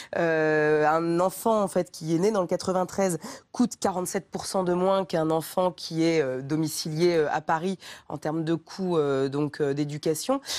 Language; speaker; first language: French; native; French